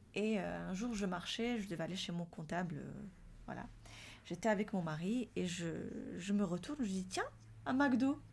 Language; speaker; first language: French; non-native, local second language; Arabic